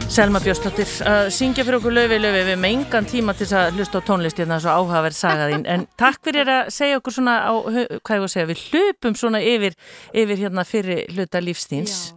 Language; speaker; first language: Icelandic; native; Icelandic